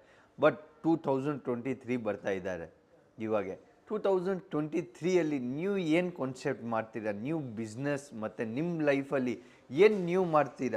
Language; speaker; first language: Kannada; non-native, local second language; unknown